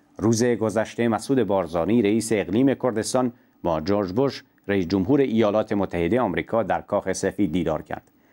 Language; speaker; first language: Persian; non-native, local second language; Central Kurdish